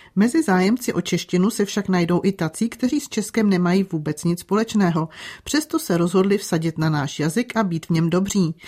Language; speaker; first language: Czech; native; Czech